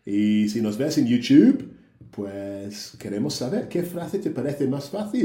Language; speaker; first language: Spanish; non-native, fluent; English